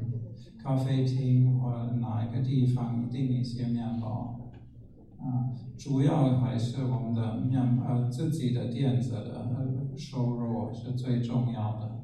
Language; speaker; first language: Chinese; non-native, fluent; German